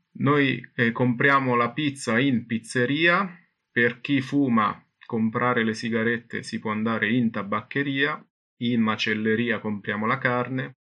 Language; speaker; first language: Italian; native; Italian